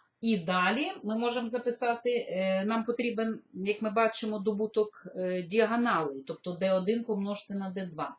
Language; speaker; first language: Ukrainian; native; Ukrainian